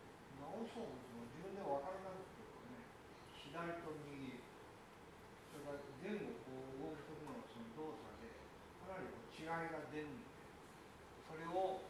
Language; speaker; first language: Japanese; native; Japanese